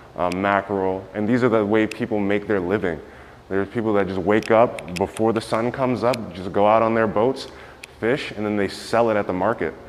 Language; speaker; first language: English; native; English